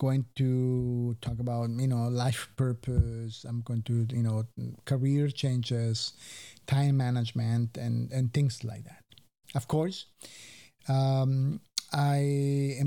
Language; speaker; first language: English; non-native, fluent; Spanish